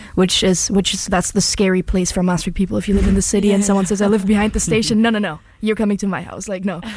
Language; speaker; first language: English; non-native, fluent; German